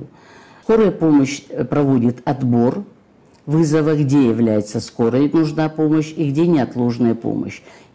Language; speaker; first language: Russian; native; Russian